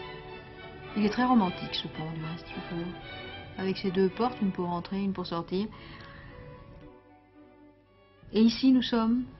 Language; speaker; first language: French; native; French